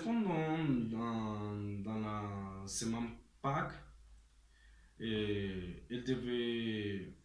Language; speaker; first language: French; non-native, learner; Spanish